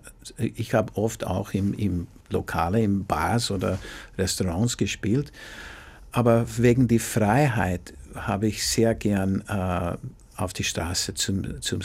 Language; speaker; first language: German; non-native, fluent; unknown